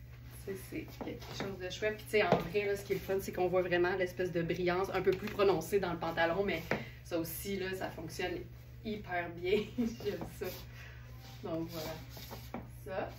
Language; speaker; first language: French; native; French